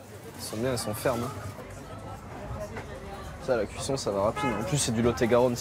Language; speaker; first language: French; native; French